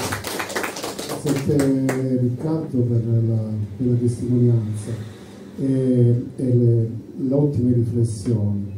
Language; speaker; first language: Italian; native; Italian